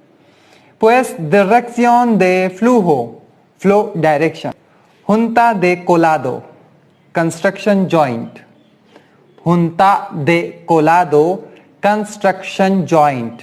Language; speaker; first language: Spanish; non-native, learner; Hindi